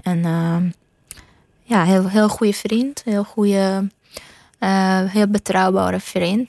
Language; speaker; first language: Dutch; non-native, fluent; Persian